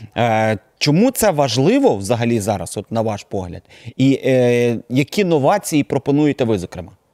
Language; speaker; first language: Ukrainian; native; Ukrainian